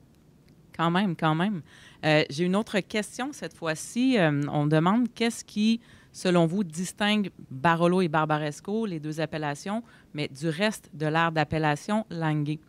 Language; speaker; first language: French; native; French